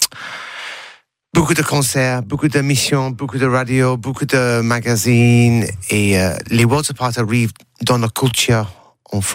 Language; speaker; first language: French; non-native, learner; English